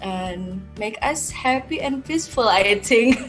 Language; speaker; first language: English; non-native, learner; Indonesian